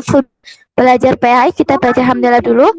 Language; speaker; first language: Indonesian; native; Indonesian